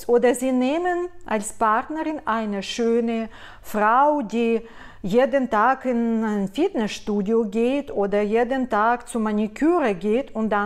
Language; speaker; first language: German; non-native, fluent; Russian